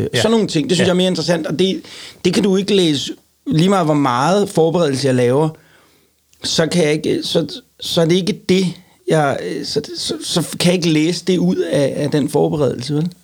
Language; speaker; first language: Danish; native; Danish